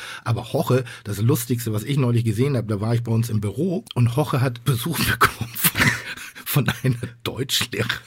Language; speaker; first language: German; native; German